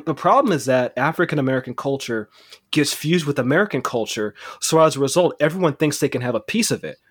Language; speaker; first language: English; native; English